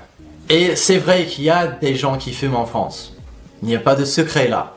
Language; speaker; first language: French; non-native, fluent; English